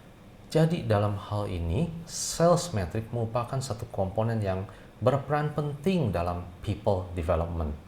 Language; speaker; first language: Indonesian; native; Indonesian